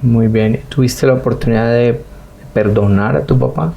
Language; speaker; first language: Spanish; native; Spanish